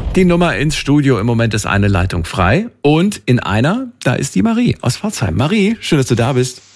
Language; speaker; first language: German; native; German